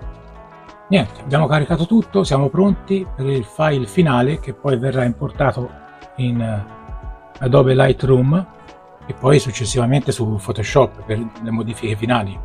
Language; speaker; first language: Italian; native; Italian